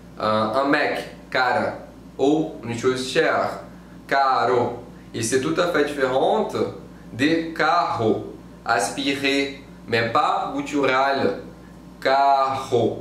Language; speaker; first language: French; non-native, fluent; Portuguese